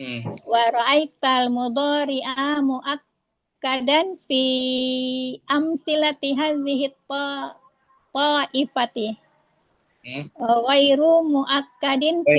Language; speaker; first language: Arabic; non-native, learner; Indonesian